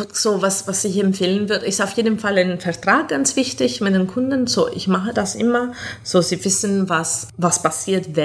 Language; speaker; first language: German; non-native, fluent; Italian